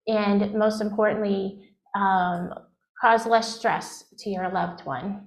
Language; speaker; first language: English; native; English